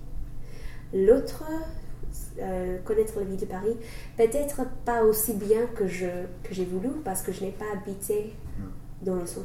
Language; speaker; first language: French; non-native, learner; English